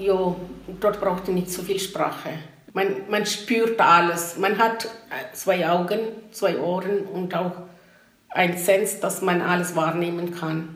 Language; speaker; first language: German; non-native, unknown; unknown